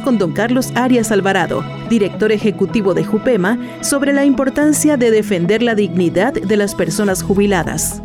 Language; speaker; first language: Spanish; native; Spanish